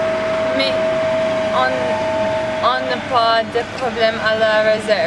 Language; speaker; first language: French; non-native, learner; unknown